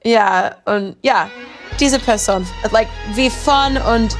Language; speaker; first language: German; non-native, learner; English